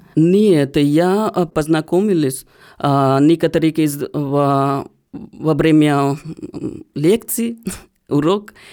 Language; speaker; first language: Russian; non-native, learner; Hindi